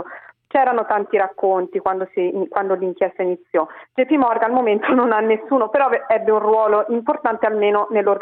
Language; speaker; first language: Italian; native; Italian